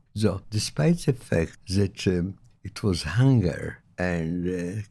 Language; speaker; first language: English; non-native, fluent; Lithuanian